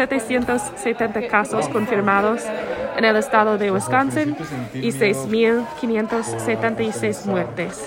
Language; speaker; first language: Spanish; non-native, fluent; English